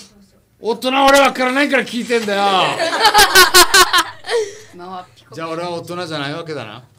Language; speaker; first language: Japanese; native; Japanese